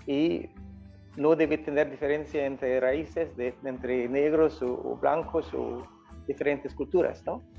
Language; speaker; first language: Spanish; non-native, fluent; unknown